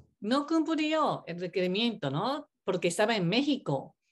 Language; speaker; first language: Spanish; non-native, learner; Japanese